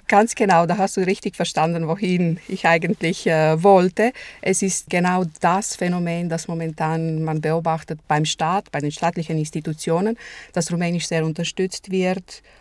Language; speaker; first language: German; non-native, fluent; Romanian